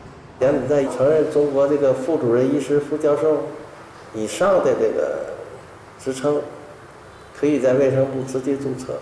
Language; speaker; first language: Chinese; native; Chinese